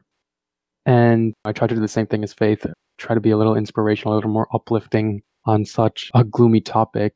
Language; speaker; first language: English; early bilingual, other home language; Tamil